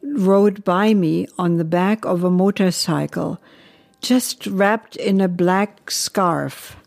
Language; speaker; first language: English; non-native, fluent; German